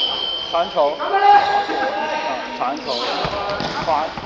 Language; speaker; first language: Chinese; non-native, local second language; Cantonese